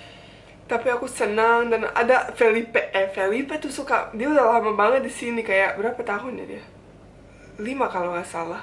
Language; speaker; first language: Indonesian; non-native, fluent; Bosnian